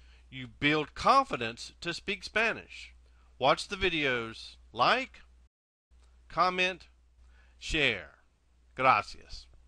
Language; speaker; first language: English; native; English